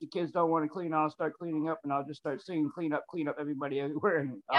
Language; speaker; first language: English; early bilingual, other home language; Spanish